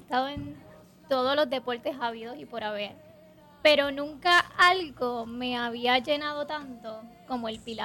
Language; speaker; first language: Spanish; native; Spanish